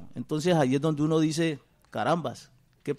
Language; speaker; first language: Spanish; native; Spanish